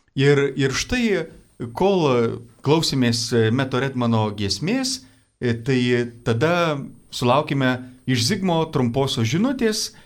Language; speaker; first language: Lithuanian; native; Lithuanian